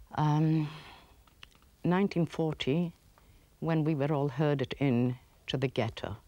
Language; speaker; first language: English; early bilingual, other home language; Polish